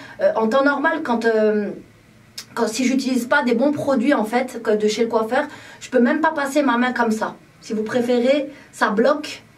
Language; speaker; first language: French; native; French